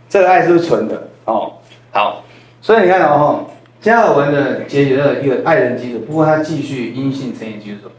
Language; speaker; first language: Chinese; non-native, local second language; Min Nan Chinese